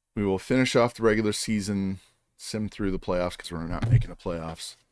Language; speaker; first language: English; native; English